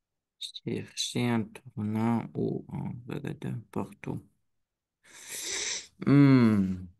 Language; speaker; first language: French; non-native, learner; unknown